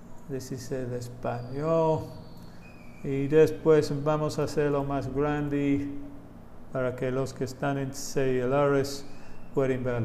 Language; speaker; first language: Spanish; non-native, fluent; English